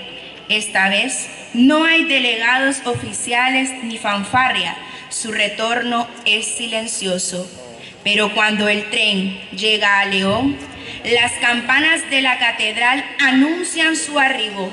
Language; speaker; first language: Spanish; native; Spanish